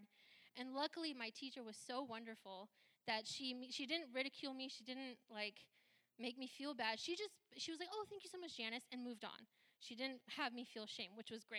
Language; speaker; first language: English; early bilingual, other home language; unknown